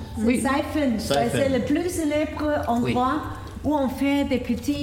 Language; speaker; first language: French; non-native, learner; German